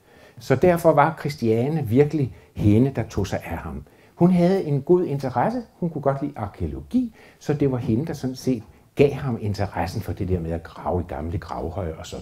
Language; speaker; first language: Danish; native; Danish